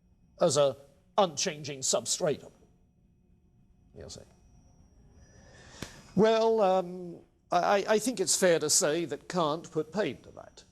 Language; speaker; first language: English; native; English